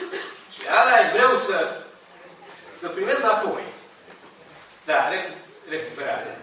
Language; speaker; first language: Romanian; non-native, learner; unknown